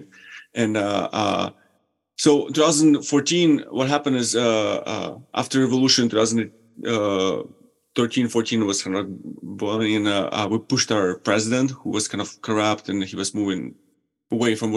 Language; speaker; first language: English; non-native, fluent; Ukrainian